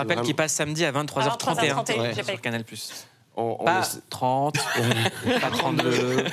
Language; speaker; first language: French; native; French